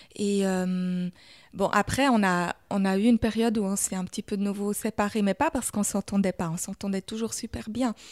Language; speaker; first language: French; early bilingual, other home language; German